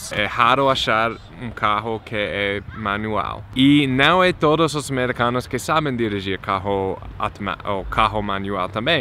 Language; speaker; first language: Portuguese; non-native, fluent; English